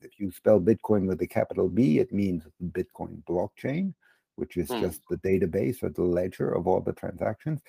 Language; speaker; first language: English; native; English